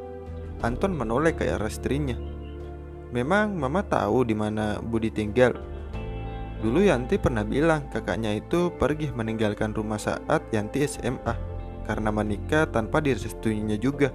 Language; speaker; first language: Indonesian; native; Indonesian